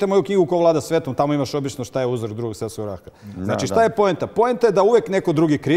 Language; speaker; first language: Serbian; native; Serbian